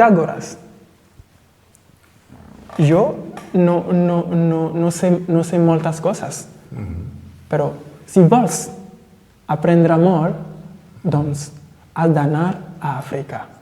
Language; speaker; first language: Catalan; non-native, fluent; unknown